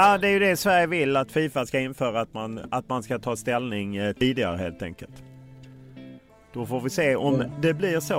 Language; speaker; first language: Swedish; native; Swedish